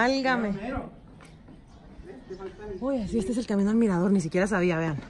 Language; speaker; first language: Spanish; native; Spanish